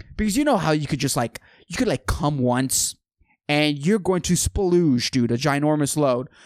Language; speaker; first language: English; native; English